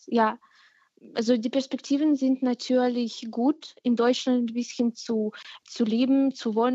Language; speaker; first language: German; non-native, fluent; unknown